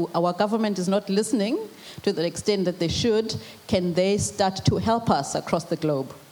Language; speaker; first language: English; non-native, local second language; Zulu